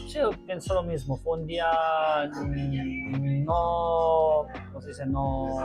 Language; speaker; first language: Spanish; non-native, learner; Italian